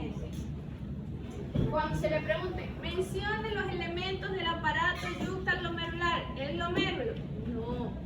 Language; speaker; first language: Spanish; native; Spanish